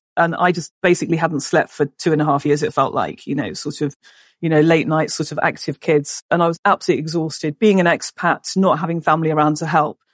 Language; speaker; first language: English; native; English